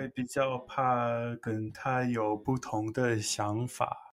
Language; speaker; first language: Chinese; non-native, learner; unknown